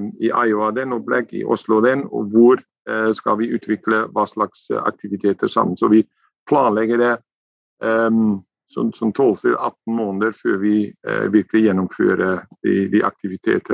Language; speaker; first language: Norwegian; non-native, fluent; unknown